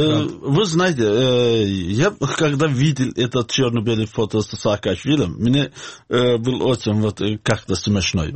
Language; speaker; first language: Russian; non-native, learner; Azerbaijani